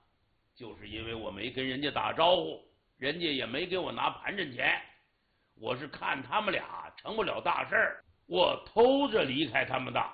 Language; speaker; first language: Chinese; native; Chinese